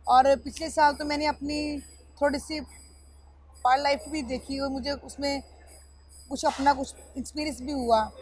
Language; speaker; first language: Hindi; native; Hindi